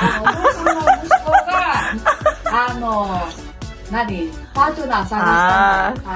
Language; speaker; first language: Japanese; non-native, fluent; Filipino